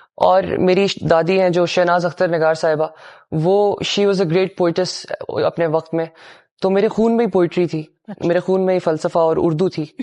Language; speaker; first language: Urdu; early bilingual, heritage; Urdu